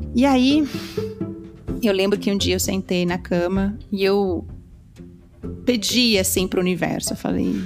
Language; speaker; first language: Portuguese; early bilingual, heritage; Portuguese